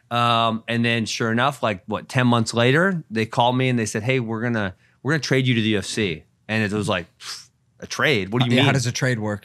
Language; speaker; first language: English; native; English